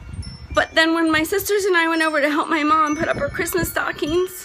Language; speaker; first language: English; native; English